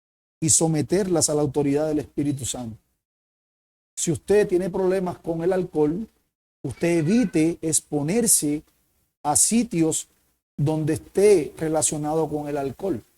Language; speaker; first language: Spanish; native; Spanish